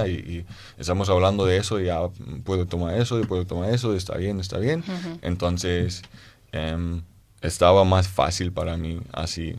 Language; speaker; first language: Spanish; non-native, fluent; German